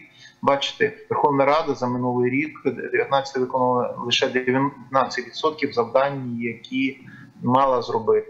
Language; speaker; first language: Ukrainian; native; Ukrainian